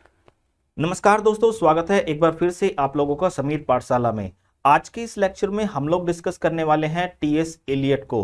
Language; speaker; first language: Hindi; native; Hindi